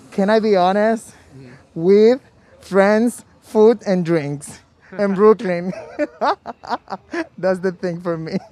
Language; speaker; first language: English; non-native, learner; Spanish